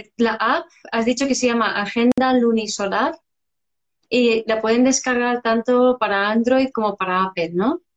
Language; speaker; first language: Spanish; native; Spanish